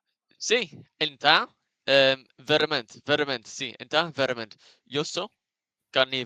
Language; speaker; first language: Portuguese; non-native, learner; English